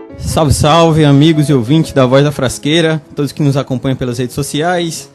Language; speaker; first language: Portuguese; native; Portuguese